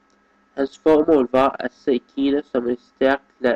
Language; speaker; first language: Danish; non-native, fluent; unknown